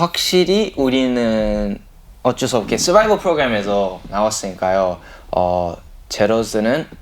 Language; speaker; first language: Korean; early bilingual, heritage; English